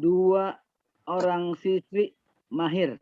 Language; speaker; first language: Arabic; non-native, learner; Indonesian